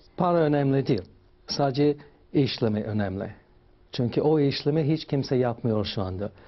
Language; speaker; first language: Turkish; non-native, learner; English